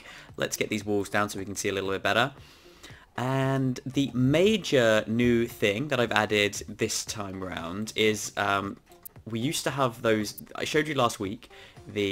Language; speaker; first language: English; native; English